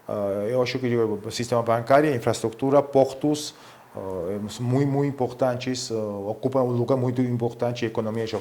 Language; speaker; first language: Portuguese; non-native, fluent; Georgian